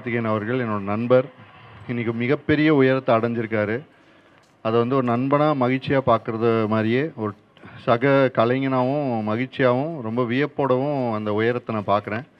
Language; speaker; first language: Tamil; native; Tamil